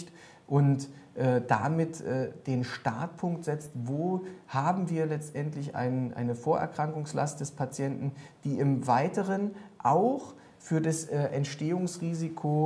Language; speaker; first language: German; native; German